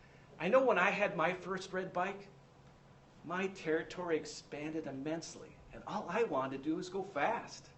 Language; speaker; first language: English; native; English